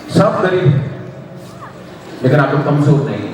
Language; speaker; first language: Hindi; non-native, local second language; Bangla